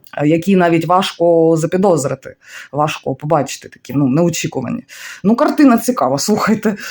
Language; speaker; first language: Ukrainian; non-native, local second language; Russian